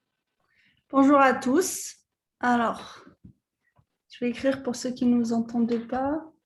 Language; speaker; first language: French; non-native, local second language; Arabic